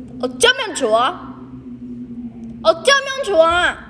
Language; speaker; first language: Korean; non-native, fluent; Chinese